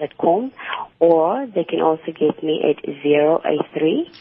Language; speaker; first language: English; non-native, local second language; Afrikaans